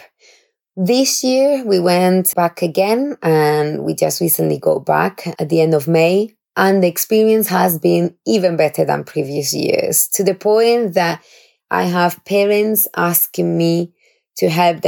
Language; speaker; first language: English; non-native, fluent; Spanish